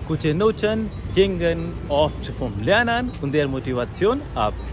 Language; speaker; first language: German; non-native, fluent; Hindi